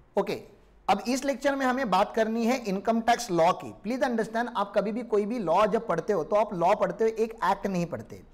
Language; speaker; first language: Hindi; non-native, local second language; Marathi